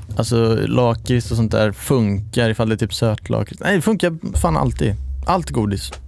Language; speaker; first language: Swedish; native; Swedish